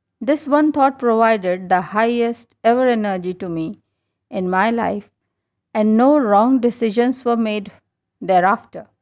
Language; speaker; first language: English; non-native, local second language; Hindi